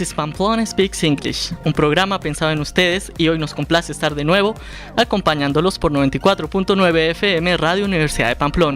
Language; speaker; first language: Spanish; native; Spanish